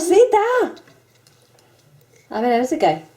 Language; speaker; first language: Spanish; native; Spanish